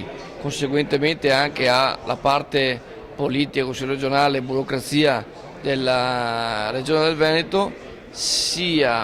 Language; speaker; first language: Italian; native; Italian